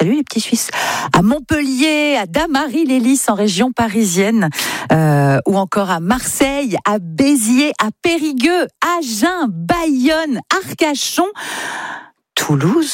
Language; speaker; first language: French; native; French